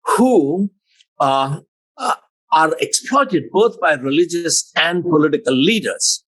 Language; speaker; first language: English; non-native, local second language; Hindi